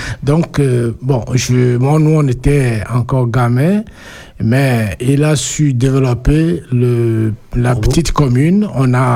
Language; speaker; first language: French; non-native, local second language; Ewe